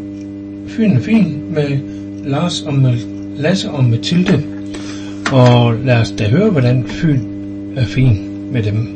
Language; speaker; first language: Danish; native; Danish